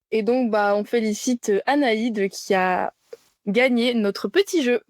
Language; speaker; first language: French; native; French